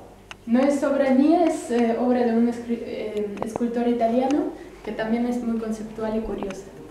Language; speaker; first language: Spanish; early bilingual, other home language; Russian